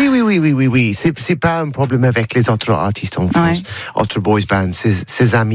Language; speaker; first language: French; non-native, learner; English